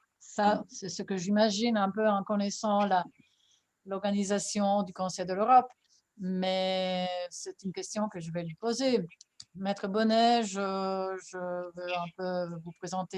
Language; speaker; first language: French; non-native, fluent; Italian